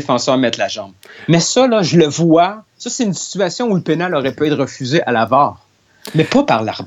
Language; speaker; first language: French; native; French